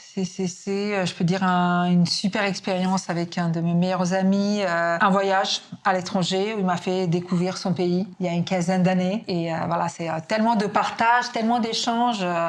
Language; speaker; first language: French; non-native, fluent; Serbian